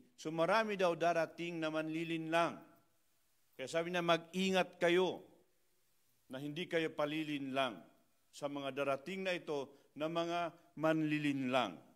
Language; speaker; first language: Filipino; non-native, local second language; Iloko